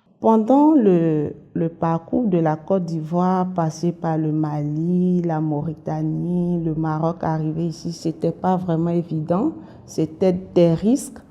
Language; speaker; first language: French; native; French